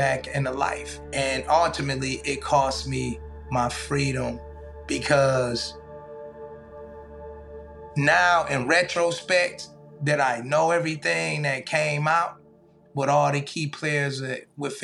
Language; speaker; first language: English; native; English